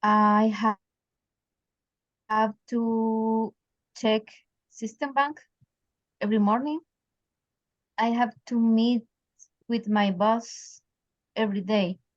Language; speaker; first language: English; non-native, learner; Spanish